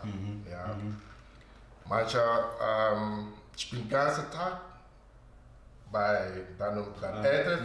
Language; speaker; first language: German; non-native, learner; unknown